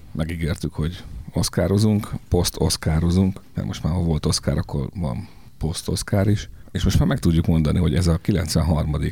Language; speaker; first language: Hungarian; native; Hungarian